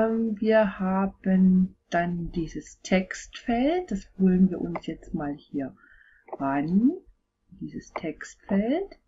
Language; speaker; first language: German; native; German